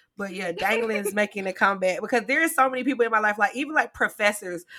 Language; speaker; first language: English; native; English